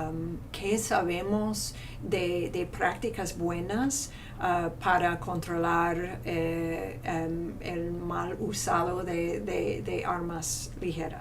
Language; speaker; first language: Spanish; non-native, fluent; English